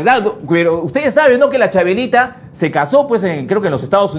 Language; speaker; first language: Spanish; native; Spanish